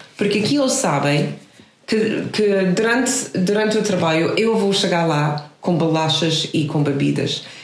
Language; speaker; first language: Portuguese; non-native, fluent; English